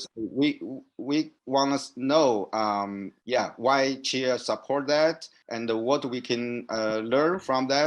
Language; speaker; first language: English; non-native, learner; Chinese